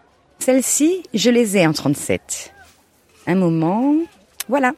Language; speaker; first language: French; native; French